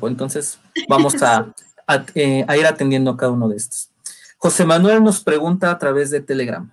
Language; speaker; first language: Spanish; native; Spanish